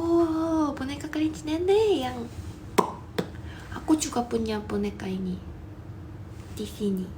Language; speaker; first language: Indonesian; non-native, fluent; Korean